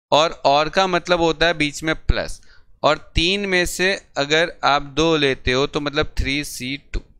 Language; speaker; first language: Hindi; non-native, local second language; Gujarati